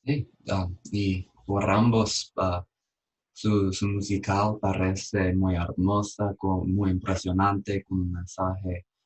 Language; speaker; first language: Spanish; non-native, fluent; English